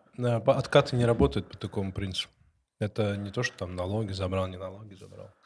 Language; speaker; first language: Russian; non-native, local second language; Ossetic